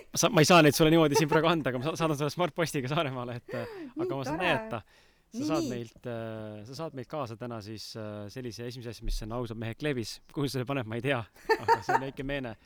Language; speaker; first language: Estonian; native; Estonian